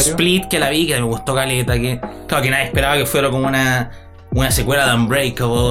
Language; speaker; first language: Spanish; native; Spanish